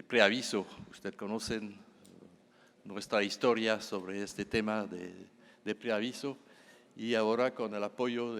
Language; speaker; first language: Spanish; non-native, fluent; French